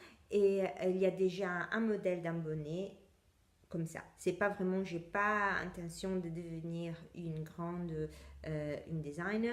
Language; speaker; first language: French; non-native, fluent; Italian